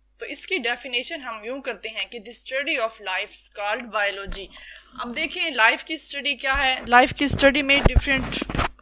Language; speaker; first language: Urdu; native; Urdu